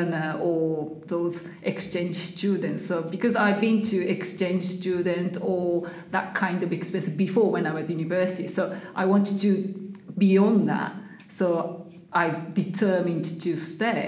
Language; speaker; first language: English; non-native, learner; Japanese